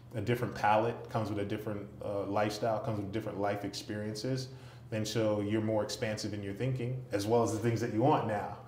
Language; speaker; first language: English; native; English